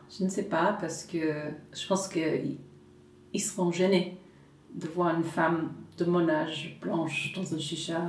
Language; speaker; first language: French; non-native, fluent; English